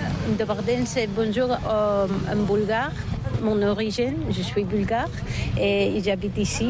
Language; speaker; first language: French; non-native, learner; Bulgarian